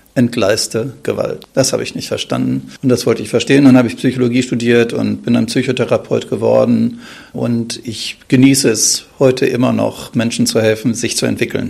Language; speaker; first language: German; native; German